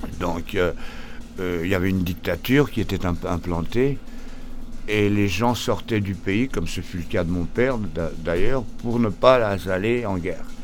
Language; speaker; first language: French; early bilingual, other home language; Portuguese